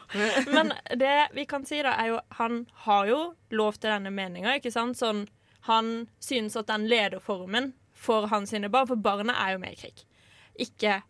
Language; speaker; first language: Norwegian; native; Norwegian